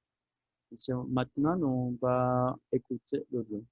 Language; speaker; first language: French; non-native, fluent; Spanish